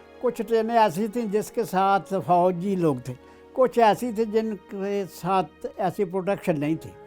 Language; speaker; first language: Urdu; non-native, local second language; Punjabi